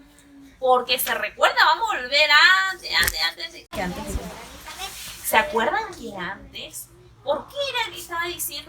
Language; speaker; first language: Spanish; native; Spanish